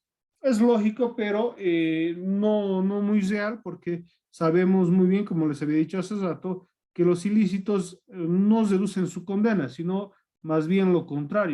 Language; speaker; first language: Spanish; native; Spanish